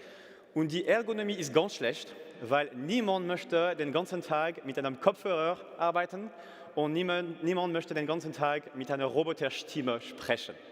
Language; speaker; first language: German; non-native, fluent; French